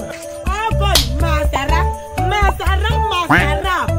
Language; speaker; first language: Filipino; non-native, learner; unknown